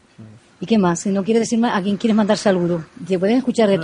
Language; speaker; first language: Spanish; native; Spanish